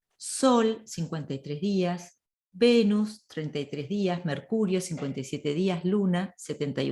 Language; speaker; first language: Spanish; native; Spanish